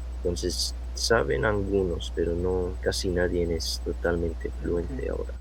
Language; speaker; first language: Spanish; non-native, fluent; English